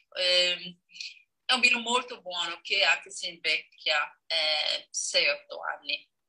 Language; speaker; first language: Italian; non-native, fluent; Danish